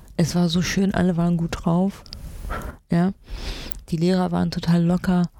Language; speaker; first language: German; early bilingual, other home language; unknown